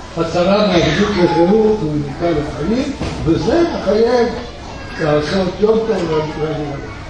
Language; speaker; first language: Hebrew; early bilingual, other home language; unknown